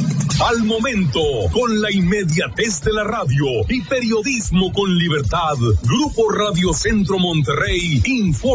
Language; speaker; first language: Spanish; native; Spanish